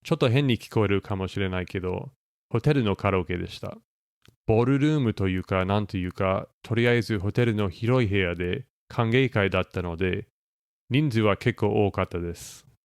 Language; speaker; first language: Japanese; non-native, fluent; English